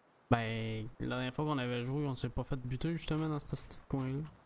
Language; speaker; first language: French; native; French